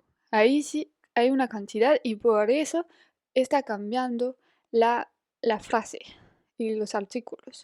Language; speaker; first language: Spanish; non-native, fluent; French